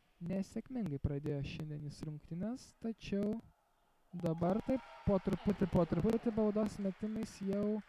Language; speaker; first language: Lithuanian; native; Lithuanian